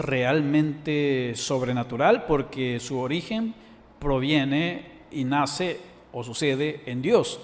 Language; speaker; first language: Spanish; native; Spanish